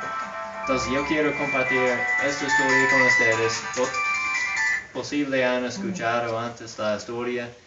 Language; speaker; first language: Spanish; non-native, fluent; English